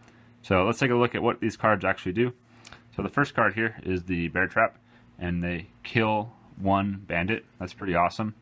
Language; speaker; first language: English; native; English